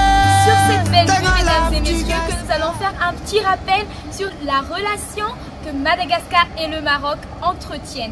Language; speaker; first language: French; non-native, local second language; Malagasy